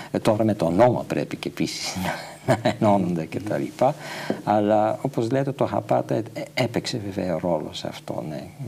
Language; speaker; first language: Greek; non-native, fluent; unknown